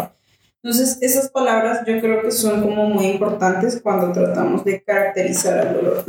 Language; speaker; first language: Spanish; native; Spanish